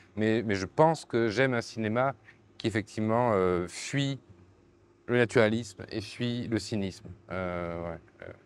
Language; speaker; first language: French; native; French